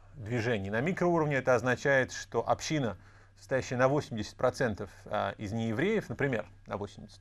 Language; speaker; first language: Russian; native; Russian